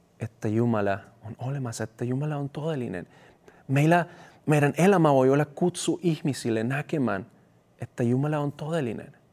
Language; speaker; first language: Finnish; non-native, fluent; Spanish